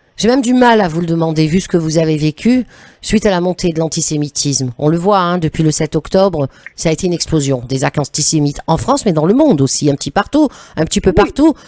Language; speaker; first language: French; native; French